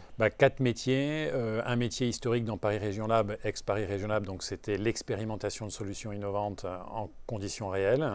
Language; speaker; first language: French; native; French